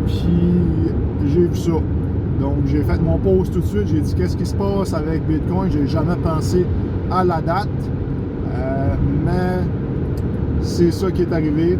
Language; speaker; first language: French; native; French